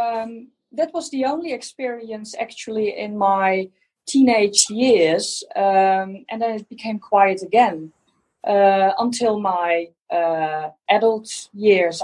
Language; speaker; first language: English; non-native, fluent; Dutch